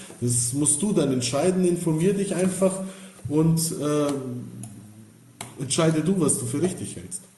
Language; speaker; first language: German; early bilingual, other home language; Bosnian